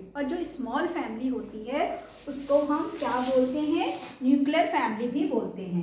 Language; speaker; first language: Hindi; native; Hindi